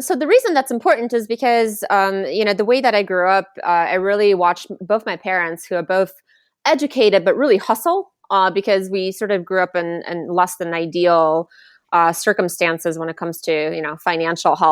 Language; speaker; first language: English; non-native, fluent; Lithuanian